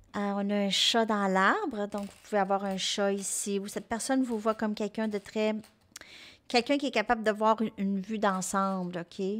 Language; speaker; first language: French; native; French